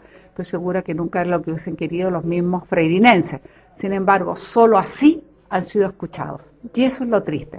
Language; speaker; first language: Spanish; native; Spanish